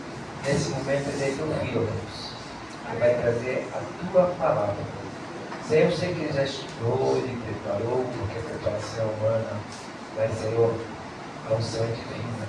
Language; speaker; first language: Portuguese; native; Portuguese